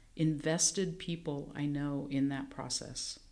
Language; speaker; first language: English; native; English